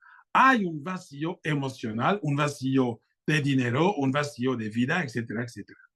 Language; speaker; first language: Spanish; non-native, fluent; French